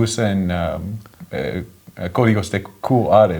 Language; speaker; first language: Spanish; non-native, fluent; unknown